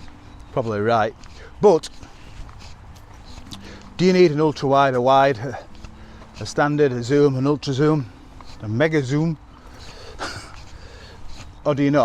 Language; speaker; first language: English; native; English